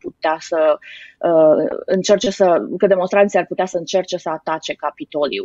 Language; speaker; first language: Romanian; native; Romanian